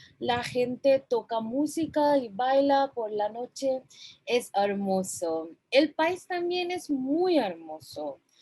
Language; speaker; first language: Spanish; non-native, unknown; Bangla